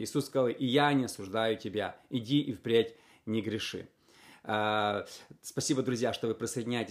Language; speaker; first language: Russian; native; Russian